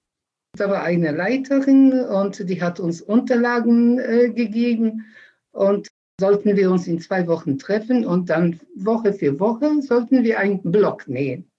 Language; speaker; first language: German; non-native, fluent; Polish